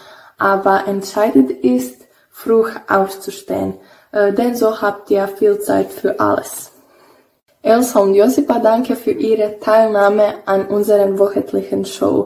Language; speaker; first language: German; non-native, learner; Croatian